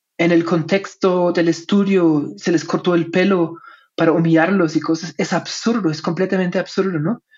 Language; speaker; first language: Spanish; non-native, fluent; German